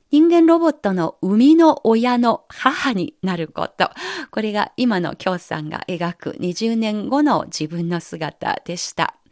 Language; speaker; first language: Japanese; non-native, fluent; Chinese